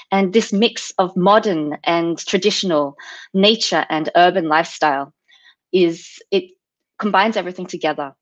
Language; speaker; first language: English; native; English